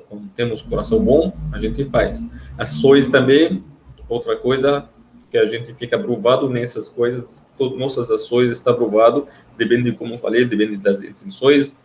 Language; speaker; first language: Portuguese; non-native, learner; Arabic